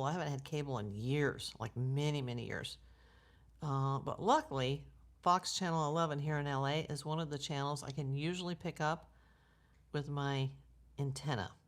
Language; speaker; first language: English; native; English